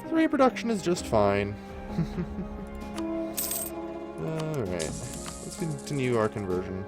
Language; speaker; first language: English; native; English